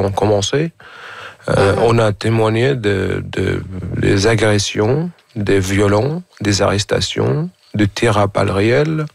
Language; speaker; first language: French; non-native, fluent; Arabic